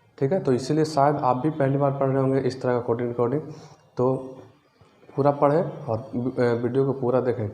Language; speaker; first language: Hindi; native; Hindi